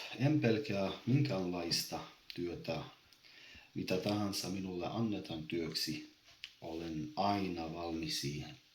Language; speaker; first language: Finnish; non-native, learner; Albanian